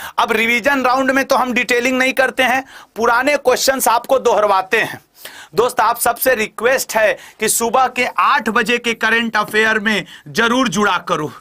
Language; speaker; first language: Hindi; native; Hindi